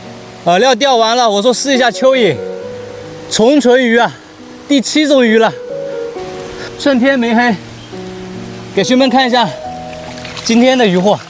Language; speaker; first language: Chinese; native; Chinese